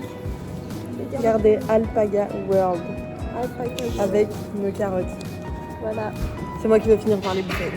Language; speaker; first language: French; native; French